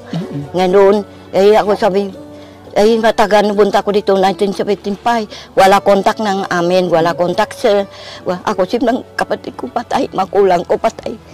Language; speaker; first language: Filipino; non-native, learner; Vietnamese